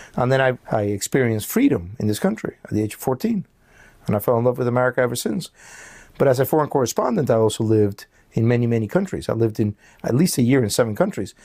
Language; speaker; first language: English; early bilingual, other home language; Spanish